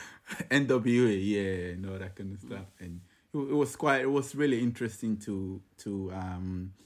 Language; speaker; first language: English; non-native, local second language; Ga